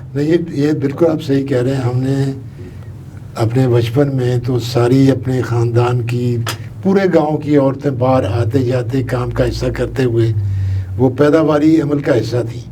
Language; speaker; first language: Urdu; non-native, local second language; Punjabi